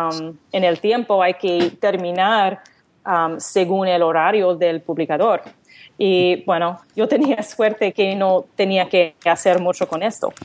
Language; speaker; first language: Spanish; non-native, learner; English